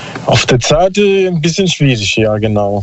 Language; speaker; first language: German; non-native, learner; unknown